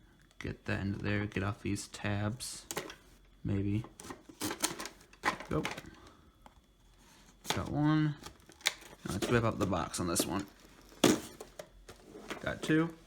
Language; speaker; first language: English; native; English